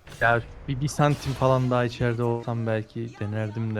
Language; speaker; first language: Turkish; native; Turkish